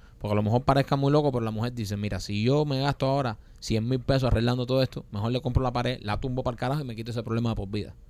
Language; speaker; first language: Spanish; native; Spanish